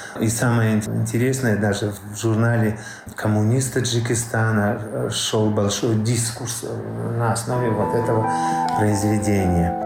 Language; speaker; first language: Russian; non-native, local second language; Tajik